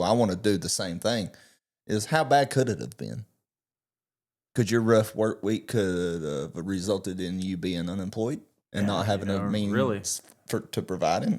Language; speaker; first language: English; native; English